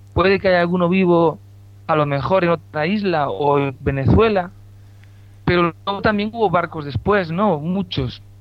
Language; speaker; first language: Spanish; native; Spanish